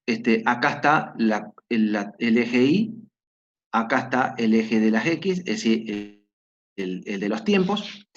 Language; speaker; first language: Spanish; native; Spanish